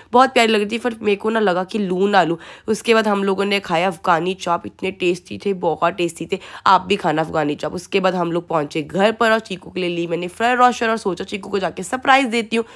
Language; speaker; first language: Hindi; native; Hindi